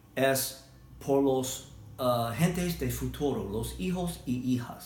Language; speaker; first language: Spanish; non-native, learner; English